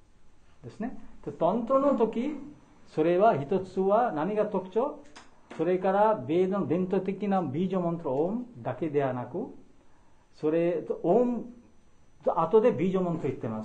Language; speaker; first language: Japanese; non-native, fluent; Bangla